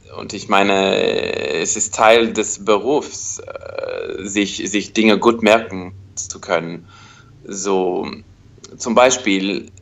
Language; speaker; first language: German; non-native, learner; English